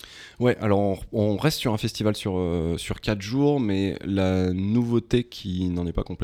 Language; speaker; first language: French; native; French